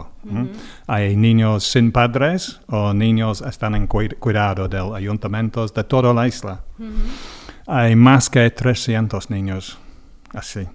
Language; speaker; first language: Spanish; non-native, learner; English